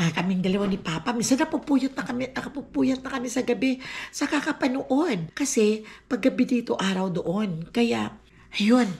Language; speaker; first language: Filipino; non-native, local second language; Aklanon